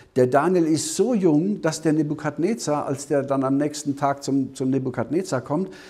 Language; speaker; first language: German; native; German